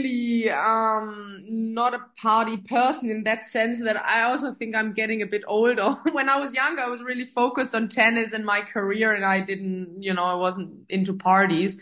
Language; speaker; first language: English; non-native, fluent; German